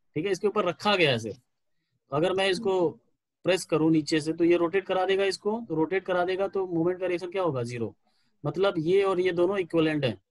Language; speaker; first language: Hindi; native; Hindi